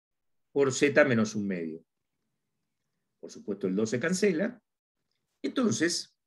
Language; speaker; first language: Spanish; native; Spanish